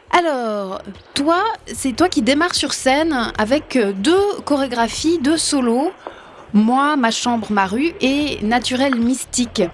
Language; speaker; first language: French; native; French